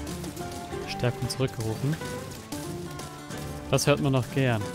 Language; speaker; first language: German; native; German